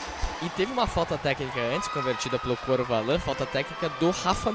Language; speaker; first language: Portuguese; native; Portuguese